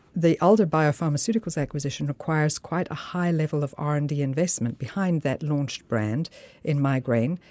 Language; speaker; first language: English; native; English